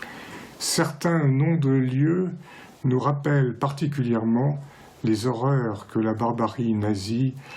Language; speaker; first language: French; native; French